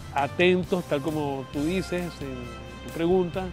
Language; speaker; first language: Spanish; native; Spanish